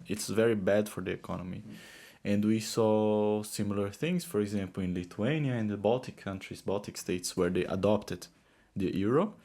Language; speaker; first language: English; non-native, fluent; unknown